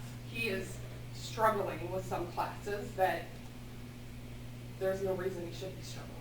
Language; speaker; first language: English; native; English